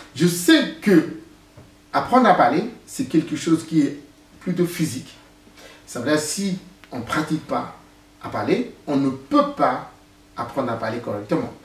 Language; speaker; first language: French; non-native, fluent; English